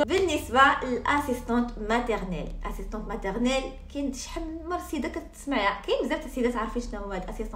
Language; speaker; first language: Arabic; native; Arabic